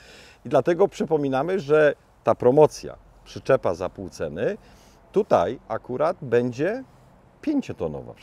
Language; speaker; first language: Polish; native; Polish